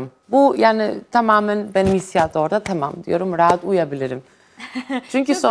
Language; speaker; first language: Turkish; non-native, fluent; Greek